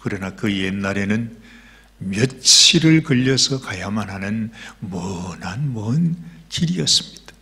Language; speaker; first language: Korean; native; Korean